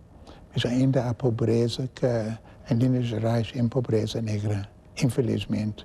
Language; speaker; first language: Portuguese; non-native, fluent; English